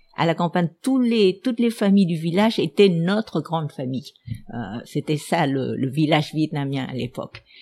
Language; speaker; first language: French; non-native, fluent; Vietnamese